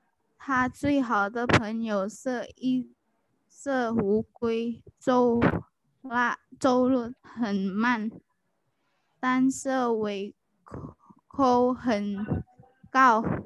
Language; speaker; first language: Chinese; non-native, learner; Indonesian